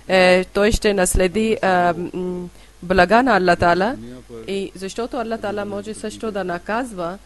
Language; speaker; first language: Bulgarian; non-native, learner; Urdu